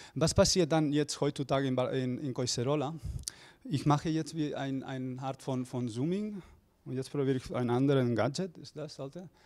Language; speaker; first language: German; non-native, fluent; Spanish